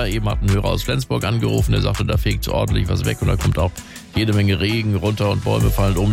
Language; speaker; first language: German; native; German